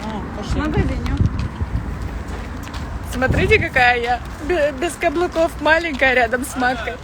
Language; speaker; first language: Russian; non-native, local second language; Chechen